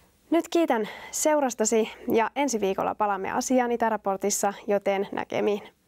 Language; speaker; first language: Finnish; native; Finnish